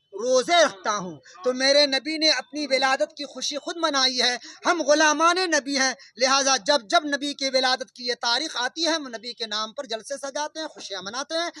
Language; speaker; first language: Urdu; non-native, local second language; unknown